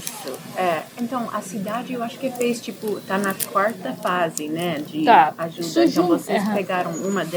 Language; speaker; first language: Portuguese; early bilingual, heritage; Portuguese